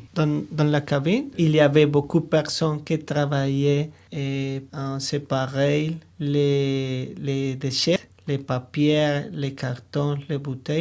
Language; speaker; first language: French; non-native, learner; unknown